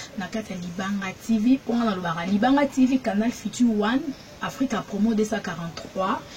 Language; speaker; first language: Lingala; native; Lingala